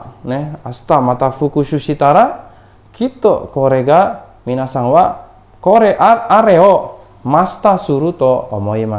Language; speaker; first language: Japanese; non-native, fluent; Indonesian